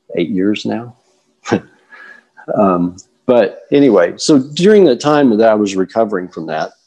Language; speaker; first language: English; native; English